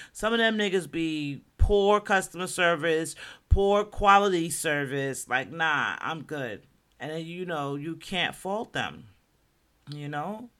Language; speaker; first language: English; native; English